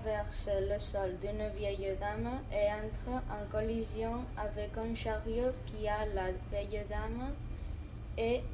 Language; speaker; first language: French; non-native, learner; Catalan